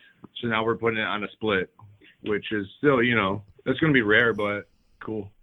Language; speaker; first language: English; native; English